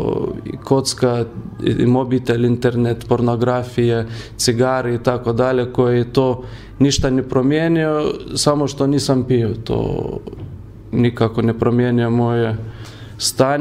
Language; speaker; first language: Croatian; non-native, learner; Lithuanian